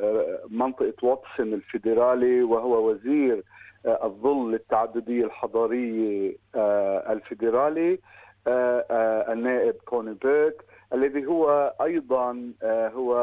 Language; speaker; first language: Arabic; native; Arabic